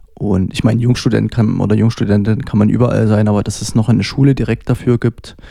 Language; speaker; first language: German; native; German